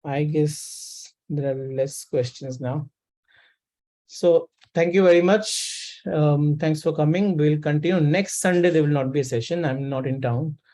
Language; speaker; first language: English; non-native, local second language; Hindi